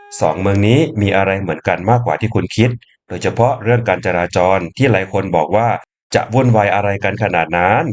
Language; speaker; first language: Thai; native; Thai